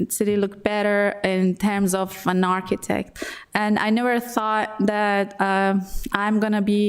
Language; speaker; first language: English; non-native, fluent; Persian